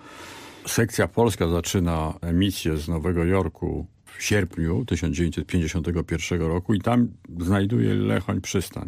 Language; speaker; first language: Polish; native; Polish